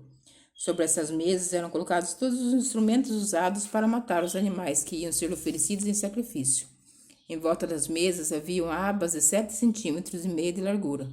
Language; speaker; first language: Portuguese; native; Portuguese